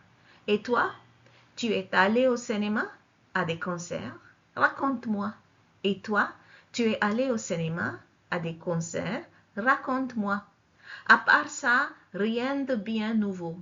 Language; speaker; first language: French; non-native, fluent; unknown